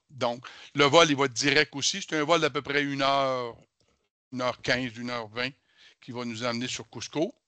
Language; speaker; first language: French; native; French